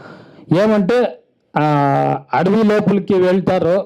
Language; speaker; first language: Telugu; non-native, local second language; Kannada